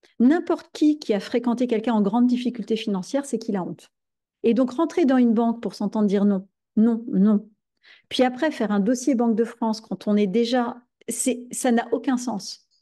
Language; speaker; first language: French; native; French